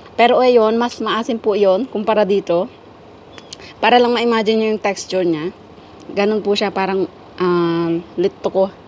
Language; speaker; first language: Filipino; non-native, local second language; Iloko